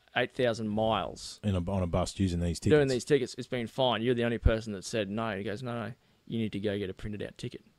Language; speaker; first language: English; native; English